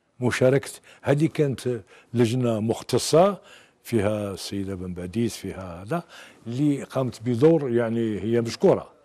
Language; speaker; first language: Arabic; native; Arabic